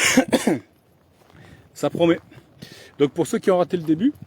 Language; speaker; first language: French; native; French